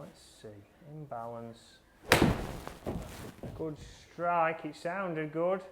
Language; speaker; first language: English; native; English